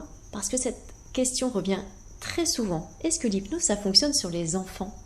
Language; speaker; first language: French; native; French